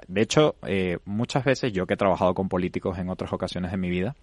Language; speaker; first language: Spanish; native; Spanish